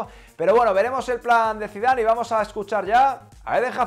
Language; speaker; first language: Spanish; native; Spanish